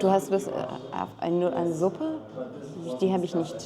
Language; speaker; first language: German; non-native, fluent; French